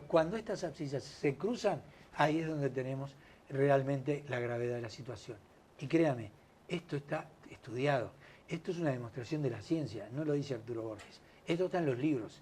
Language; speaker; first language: Spanish; native; Spanish